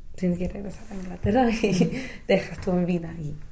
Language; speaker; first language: Spanish; non-native, fluent; English